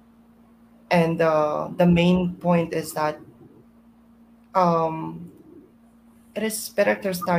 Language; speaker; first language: English; non-native, local second language; Iloko